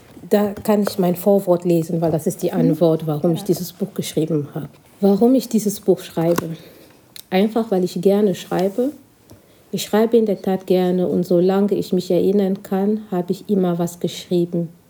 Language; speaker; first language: German; non-native, fluent; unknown